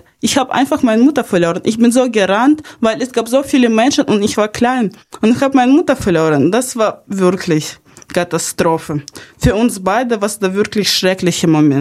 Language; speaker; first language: German; non-native, fluent; Ukrainian